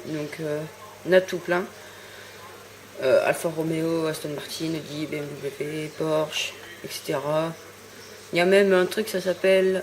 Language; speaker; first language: French; native; French